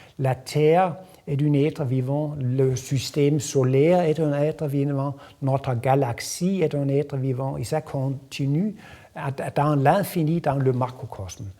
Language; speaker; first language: French; non-native, fluent; Danish